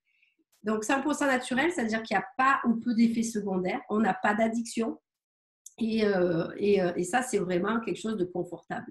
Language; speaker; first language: French; native; French